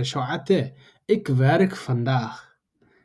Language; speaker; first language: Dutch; non-native, learner; Tigrinya